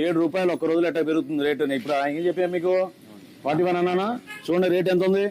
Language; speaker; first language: Telugu; native; Telugu